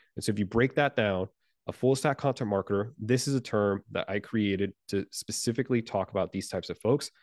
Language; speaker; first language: English; non-native, fluent; Spanish